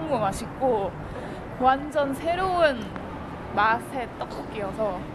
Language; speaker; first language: Korean; native; Korean